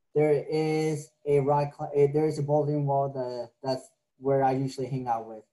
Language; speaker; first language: English; native; English